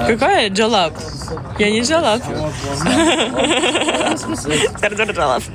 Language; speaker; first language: Russian; non-native, local second language; Uzbek